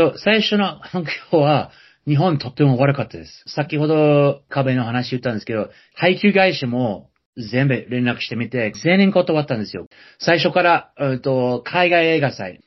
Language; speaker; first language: Japanese; non-native, fluent; English